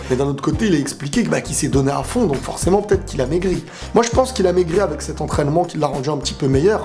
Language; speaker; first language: French; native; French